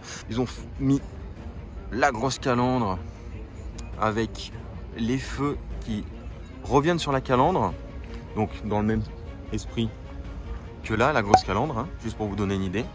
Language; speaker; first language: French; native; French